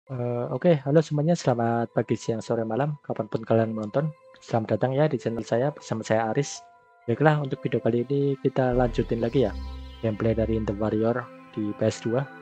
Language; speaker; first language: Indonesian; native; Indonesian